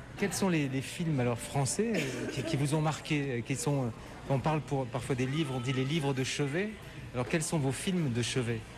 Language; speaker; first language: French; native; French